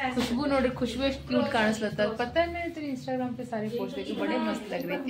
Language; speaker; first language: Hindi; non-native, fluent; Kannada